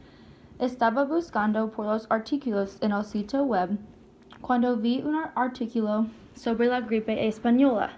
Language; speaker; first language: Spanish; non-native, learner; English